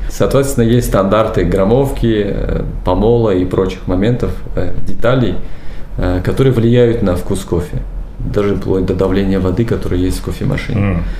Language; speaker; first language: Russian; non-native, local second language; Tajik